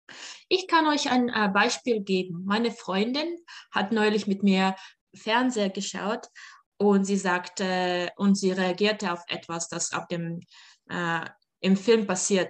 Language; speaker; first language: German; non-native, fluent; Czech